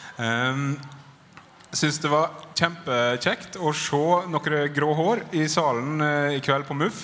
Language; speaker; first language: Norwegian; native; Norwegian